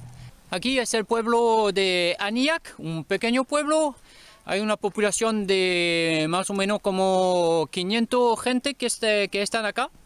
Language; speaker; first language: Spanish; non-native, learner; French